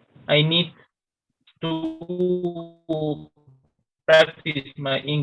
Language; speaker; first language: English; non-native, learner; Spanish